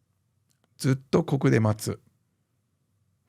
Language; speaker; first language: Japanese; non-native, fluent; English